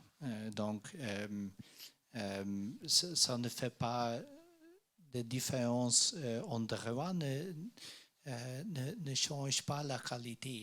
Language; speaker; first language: French; non-native, learner; Dutch